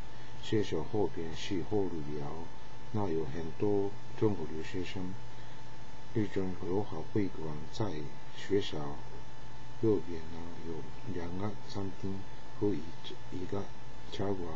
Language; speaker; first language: Chinese; non-native, learner; Japanese